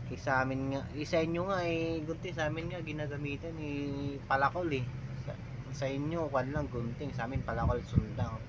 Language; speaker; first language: Filipino; non-native, local second language; Waray